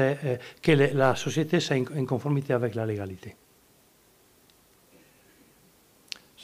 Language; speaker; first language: French; non-native, learner; Italian